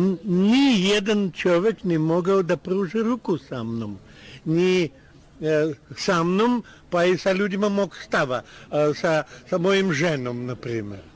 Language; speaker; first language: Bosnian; non-native, learner; Russian